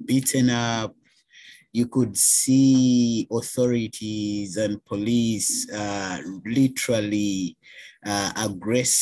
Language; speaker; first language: English; non-native, local second language; Ganda